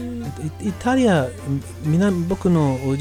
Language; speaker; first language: Japanese; non-native, learner; English